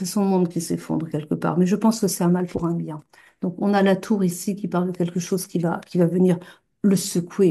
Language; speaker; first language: French; native; French